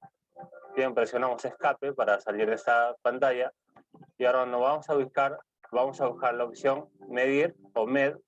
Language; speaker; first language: Spanish; native; Spanish